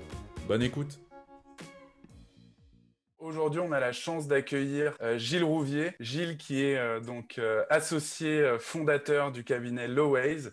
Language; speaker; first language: French; native; French